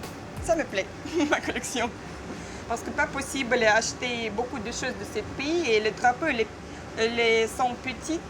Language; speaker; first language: French; non-native, learner; Russian